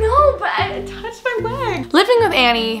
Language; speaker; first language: English; native; English